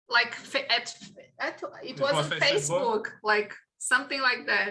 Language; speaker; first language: English; non-native, fluent; Portuguese